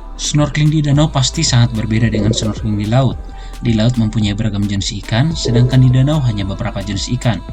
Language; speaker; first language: Indonesian; native; Indonesian